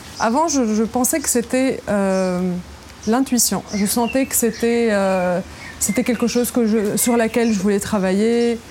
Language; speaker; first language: French; non-native, local second language; Arabic